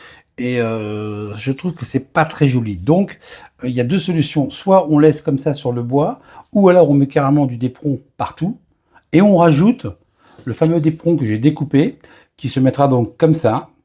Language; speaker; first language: French; native; French